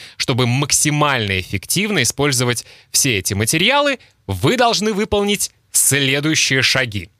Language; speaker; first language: Russian; native; Russian